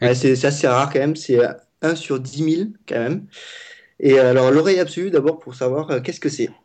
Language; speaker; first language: French; non-native, fluent; Vietnamese